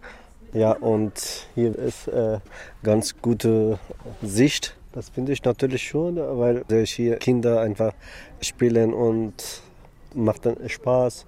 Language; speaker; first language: German; non-native, learner; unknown